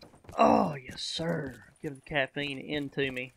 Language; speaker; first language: English; native; English